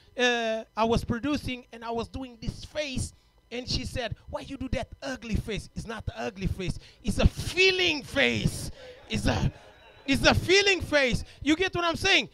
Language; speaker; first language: English; non-native, fluent; Portuguese